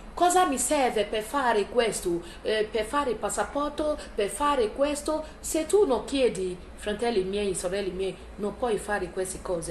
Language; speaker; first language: Italian; non-native, learner; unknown